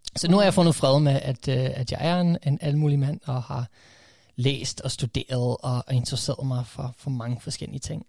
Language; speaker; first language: Danish; early bilingual, other home language; English